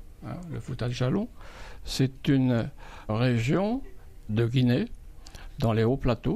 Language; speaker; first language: French; native; French